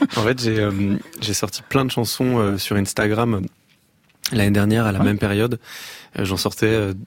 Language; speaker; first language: French; native; French